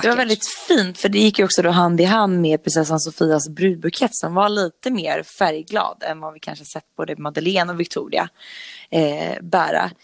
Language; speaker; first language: Swedish; native; Swedish